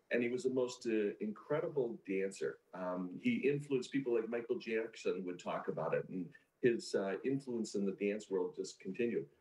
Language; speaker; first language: English; native; English